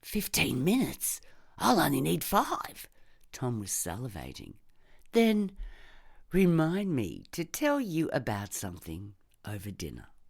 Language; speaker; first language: English; native; English